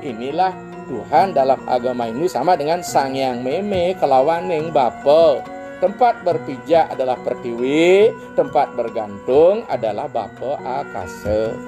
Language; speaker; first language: Indonesian; non-native, local second language; Balinese